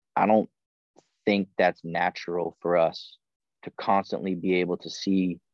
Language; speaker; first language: English; native; English